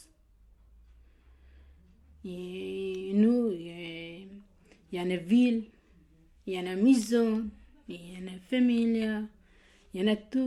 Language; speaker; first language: French; non-native, learner; Kurdish